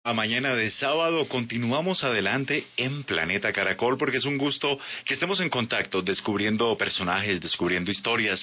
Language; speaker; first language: Spanish; native; Spanish